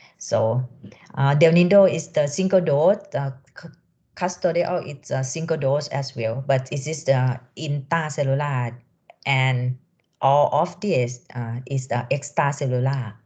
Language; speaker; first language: English; non-native, fluent; Thai